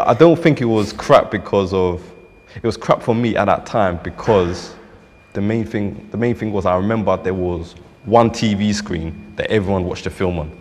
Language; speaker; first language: English; native; English